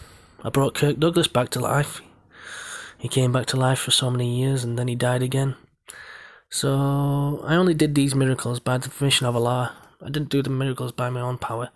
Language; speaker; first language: English; native; English